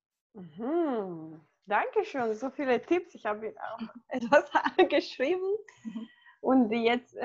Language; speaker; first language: German; non-native, fluent; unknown